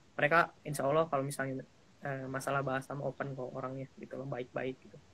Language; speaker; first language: Indonesian; native; Indonesian